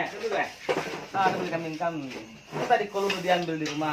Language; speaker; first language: Indonesian; non-native, local second language; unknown